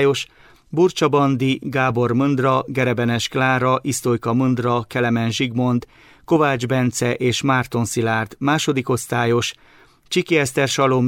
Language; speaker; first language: Hungarian; native; Hungarian